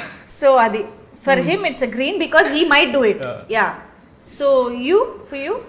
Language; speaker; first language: Telugu; native; Telugu